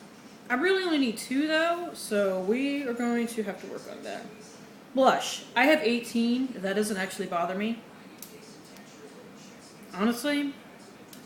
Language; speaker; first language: English; native; English